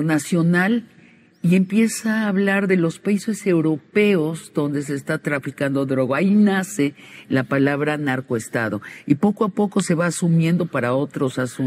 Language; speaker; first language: Spanish; native; Spanish